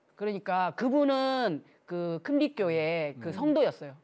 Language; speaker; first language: Korean; native; Korean